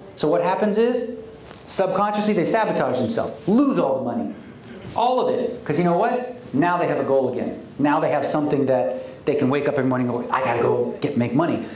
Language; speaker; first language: English; native; English